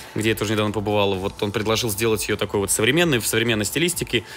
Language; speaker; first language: Russian; native; Russian